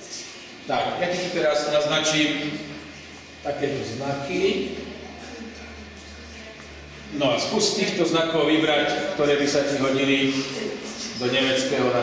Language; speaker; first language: Slovak; native; Slovak